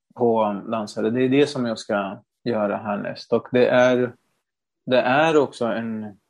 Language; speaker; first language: Swedish; non-native, fluent; Spanish